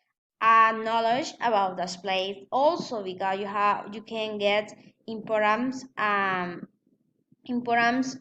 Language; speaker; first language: English; non-native, learner; Spanish